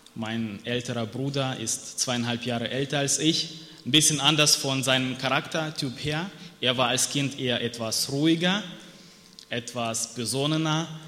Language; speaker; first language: German; non-native, fluent; Russian